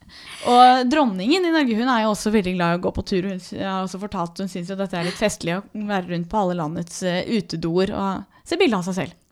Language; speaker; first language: Norwegian; native; Norwegian